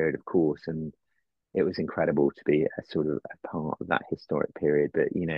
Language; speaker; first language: English; native; English